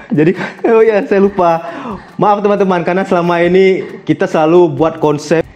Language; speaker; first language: Indonesian; native; Indonesian